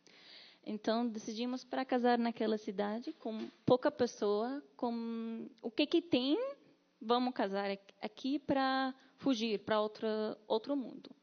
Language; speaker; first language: Portuguese; non-native, learner; Arabic